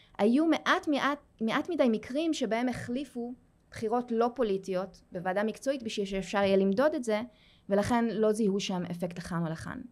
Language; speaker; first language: Hebrew; native; Hebrew